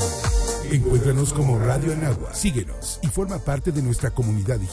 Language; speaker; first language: Spanish; native; Spanish